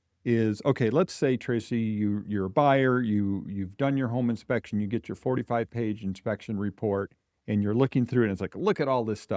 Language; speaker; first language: English; native; English